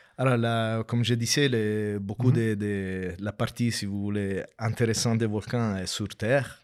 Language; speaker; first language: French; non-native, fluent; Italian